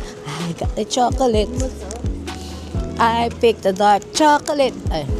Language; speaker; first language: English; non-native, local second language; Filipino